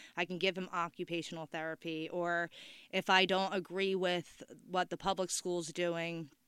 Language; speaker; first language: English; native; English